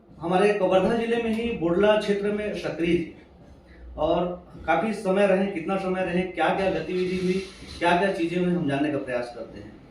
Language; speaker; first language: Hindi; native; Hindi